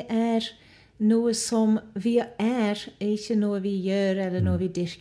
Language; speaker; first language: Norwegian; non-native, fluent; English